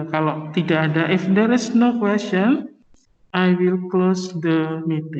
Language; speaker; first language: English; non-native, fluent; Indonesian